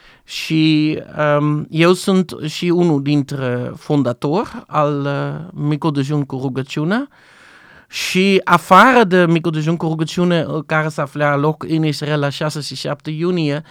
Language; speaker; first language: Romanian; non-native, learner; Dutch